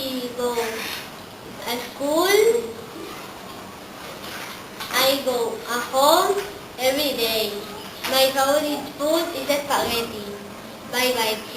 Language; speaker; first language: English; non-native, learner; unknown